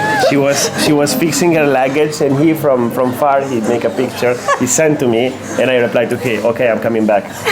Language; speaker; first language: English; non-native, fluent; Italian